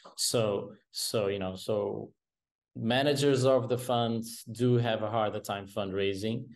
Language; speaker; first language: English; non-native, fluent; Portuguese